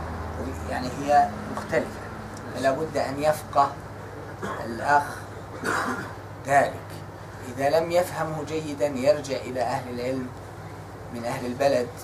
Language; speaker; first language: Arabic; native; Arabic